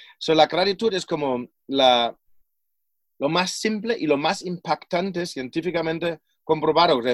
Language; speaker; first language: Spanish; non-native, fluent; German